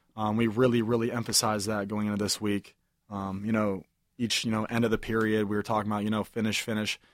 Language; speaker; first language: English; native; English